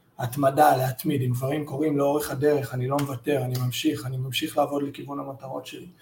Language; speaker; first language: Hebrew; early bilingual, heritage; Hebrew